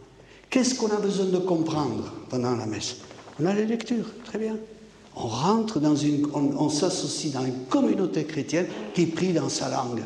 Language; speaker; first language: French; native; French